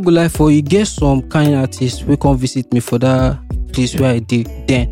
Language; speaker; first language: English; non-native, local second language; Yoruba